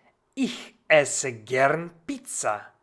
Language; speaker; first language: German; non-native, fluent; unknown